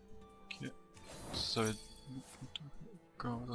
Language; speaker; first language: French; native; French